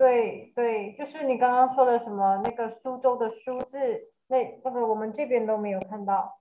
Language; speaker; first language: Chinese; native; Chinese